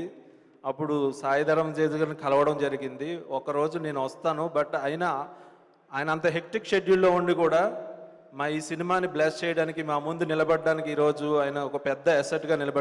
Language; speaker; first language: Telugu; native; Telugu